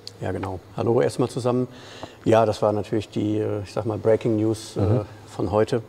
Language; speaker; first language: German; native; German